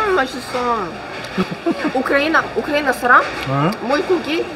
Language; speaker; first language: Korean; non-native, learner; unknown